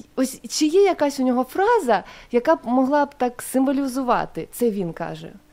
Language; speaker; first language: Ukrainian; non-native, local second language; Russian